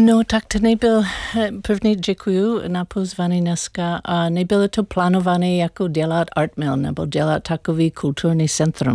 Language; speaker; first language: Czech; non-native, learner; English